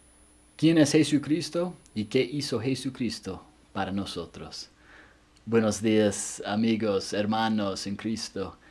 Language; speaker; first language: Spanish; non-native, fluent; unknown